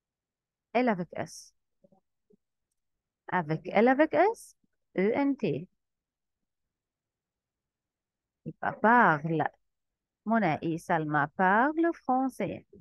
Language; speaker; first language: French; non-native, fluent; Arabic